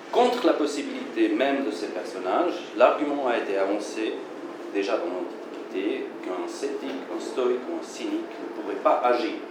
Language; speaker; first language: French; non-native, fluent; German